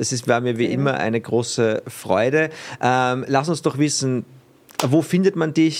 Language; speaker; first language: German; native; German